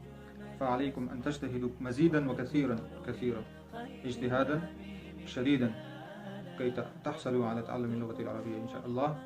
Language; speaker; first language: Arabic; non-native, fluent; Pashto